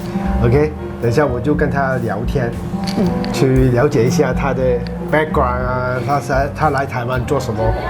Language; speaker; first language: Chinese; non-native, local second language; Cantonese